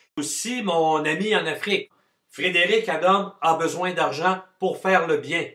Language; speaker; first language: French; native; French